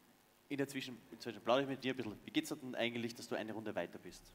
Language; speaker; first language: German; native; German